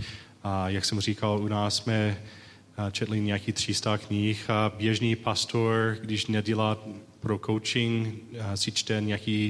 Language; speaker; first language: Czech; non-native, learner; English